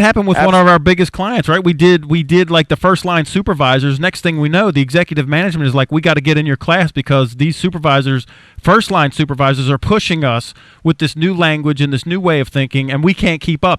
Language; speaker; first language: English; native; English